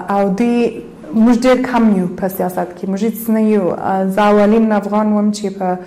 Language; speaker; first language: Pashto; early bilingual, heritage; Pashto